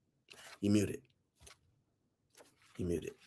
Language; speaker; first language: English; native; English